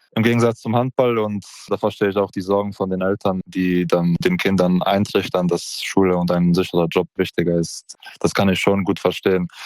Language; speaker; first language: German; non-native, local second language; Polish